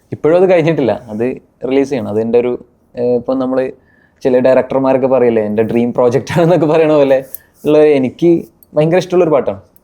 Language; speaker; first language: Malayalam; native; Malayalam